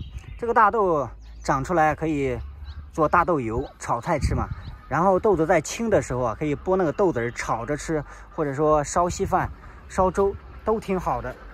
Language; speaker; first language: Chinese; native; Chinese